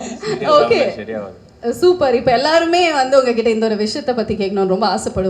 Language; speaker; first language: Tamil; native; Tamil